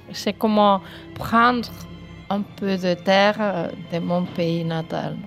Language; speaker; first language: French; non-native, fluent; Spanish